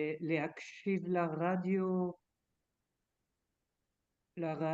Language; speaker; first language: Hebrew; non-native, learner; French